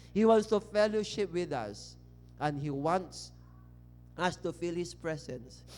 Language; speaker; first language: English; non-native, local second language; Filipino